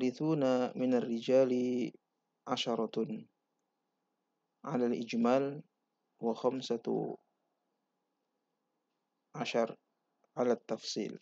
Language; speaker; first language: Arabic; non-native, fluent; Indonesian